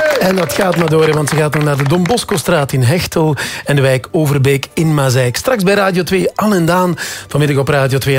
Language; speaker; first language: Dutch; native; Dutch